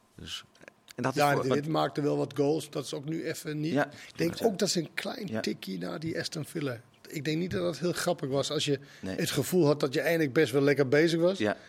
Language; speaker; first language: Dutch; non-native, fluent; Danish